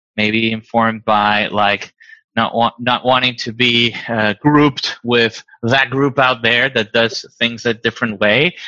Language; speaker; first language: English; non-native, fluent; Spanish